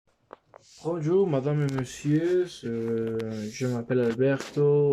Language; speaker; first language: French; non-native, learner; Spanish